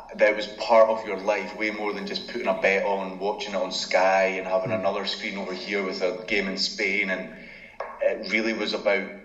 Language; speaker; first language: English; native; English